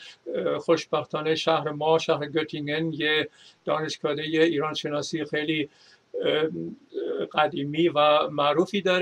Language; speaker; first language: Persian; non-native, fluent; German